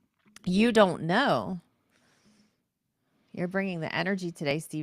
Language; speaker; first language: English; native; English